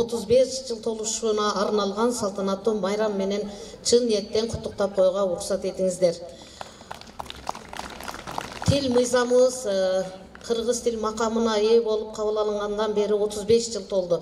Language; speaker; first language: Kyrgyz; native; Kyrgyz